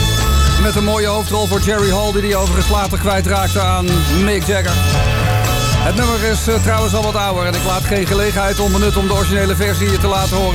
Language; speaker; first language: Dutch; native; Dutch